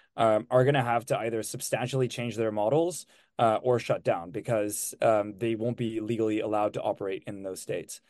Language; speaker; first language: English; non-native, fluent; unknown